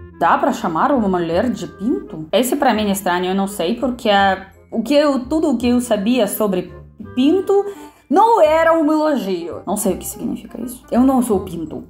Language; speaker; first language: Portuguese; non-native, fluent; Russian